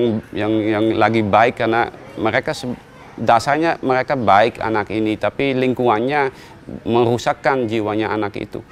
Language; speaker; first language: Indonesian; non-native, fluent; Dutch